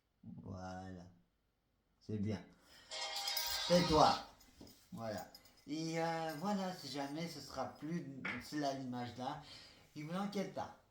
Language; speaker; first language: French; non-native, fluent; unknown